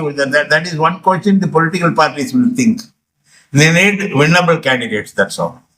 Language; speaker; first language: English; non-native, local second language; Tamil